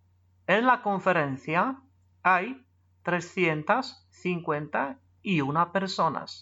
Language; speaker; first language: Spanish; non-native, fluent; Polish